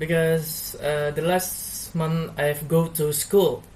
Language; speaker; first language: English; non-native, learner; Indonesian